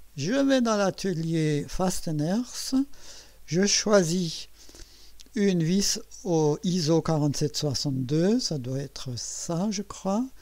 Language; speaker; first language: French; native; French